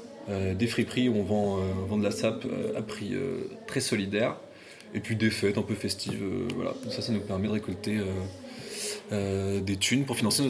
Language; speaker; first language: French; native; French